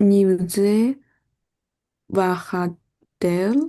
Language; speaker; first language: Hebrew; non-native, learner; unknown